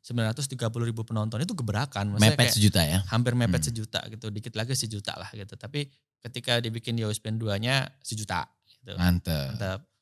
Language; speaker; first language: Indonesian; native; Indonesian